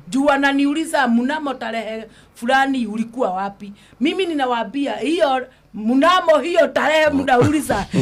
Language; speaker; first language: Swahili; non-native, local second language; Kikuyu